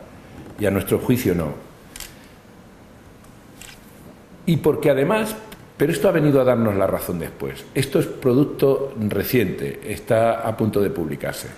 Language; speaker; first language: Spanish; native; Spanish